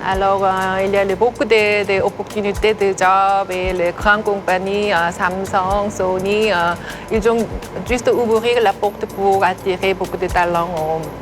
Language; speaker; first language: French; non-native, fluent; Korean